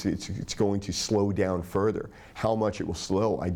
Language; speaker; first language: English; native; English